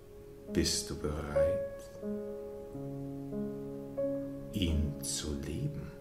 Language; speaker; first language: German; native; German